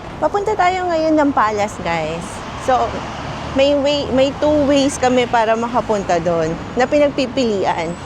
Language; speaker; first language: Filipino; native; Filipino